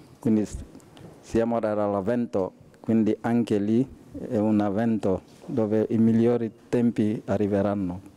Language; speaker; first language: Italian; non-native, fluent; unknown